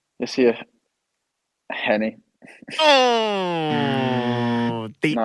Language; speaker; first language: Danish; early bilingual, heritage; English